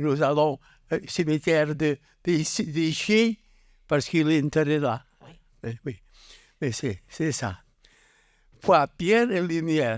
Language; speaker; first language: French; non-native, learner; Catalan